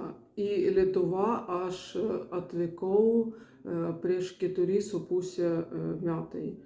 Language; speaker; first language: Lithuanian; non-native, learner; Ukrainian